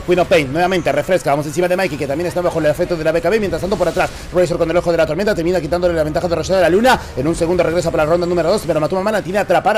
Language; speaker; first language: Spanish; native; Spanish